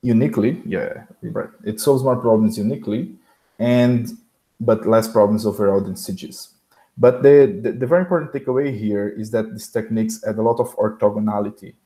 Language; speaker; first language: English; non-native, fluent; Portuguese